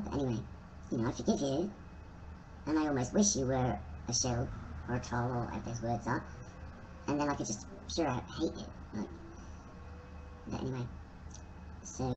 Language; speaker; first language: English; native; English